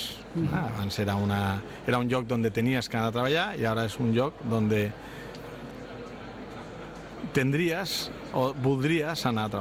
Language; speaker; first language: Catalan; non-native, local second language; Spanish